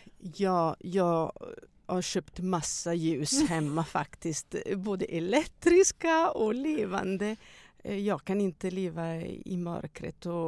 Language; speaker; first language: Swedish; non-native, fluent; Italian